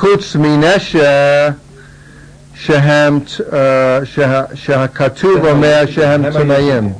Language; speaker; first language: Hebrew; non-native, fluent; English